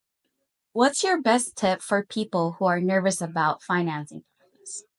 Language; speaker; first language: English; native; English